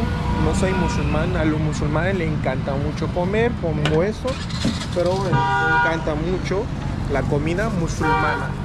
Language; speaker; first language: Spanish; non-native, fluent; Hindi